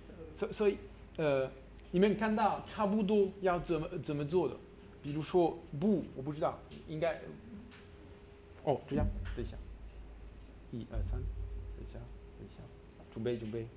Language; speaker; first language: Chinese; non-native, learner; French